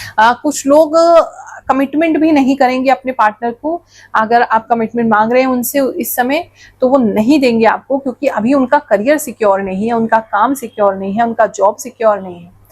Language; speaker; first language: Hindi; native; Hindi